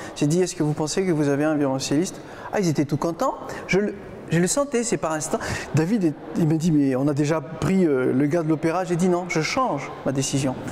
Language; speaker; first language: French; non-native, local second language; Malagasy